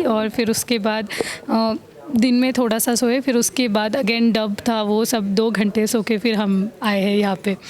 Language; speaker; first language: Hindi; non-native, local second language; Assamese